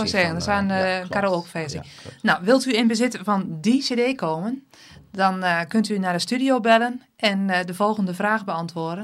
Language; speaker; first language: Dutch; native; Dutch